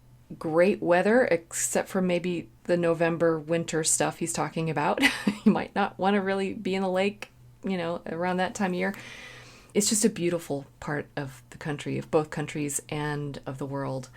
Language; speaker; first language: English; native; English